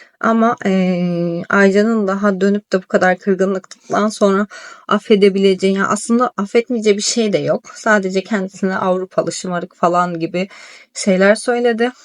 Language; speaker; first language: Turkish; native; Turkish